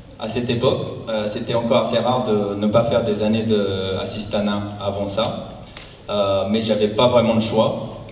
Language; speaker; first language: French; non-native, fluent; Japanese